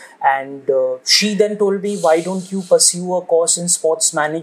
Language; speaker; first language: English; non-native, local second language; Hindi